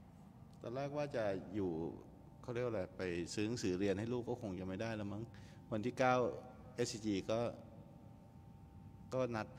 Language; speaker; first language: Thai; native; Thai